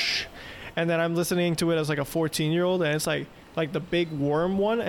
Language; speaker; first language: English; non-native, fluent; Spanish